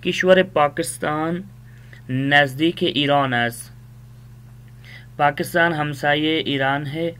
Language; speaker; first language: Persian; non-native, fluent; Urdu